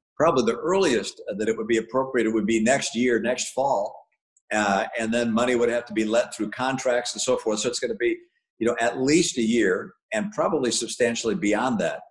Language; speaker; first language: English; native; English